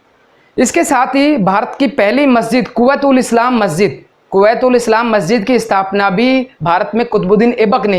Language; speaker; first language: Hindi; native; Hindi